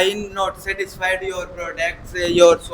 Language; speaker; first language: English; non-native, learner; Hindi